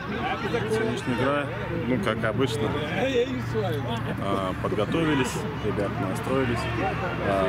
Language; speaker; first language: Russian; non-native, local second language; Uzbek